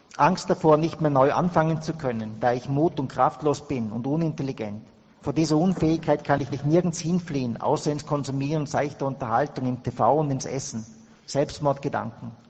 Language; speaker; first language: German; native; German